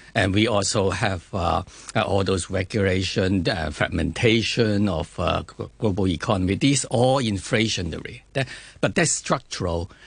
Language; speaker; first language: English; non-native, fluent; Chinese